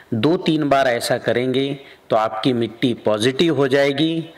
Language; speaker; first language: Hindi; native; Hindi